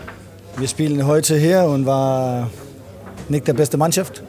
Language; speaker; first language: German; non-native, learner; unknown